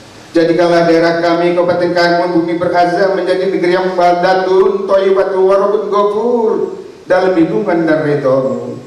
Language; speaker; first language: Indonesian; native; Indonesian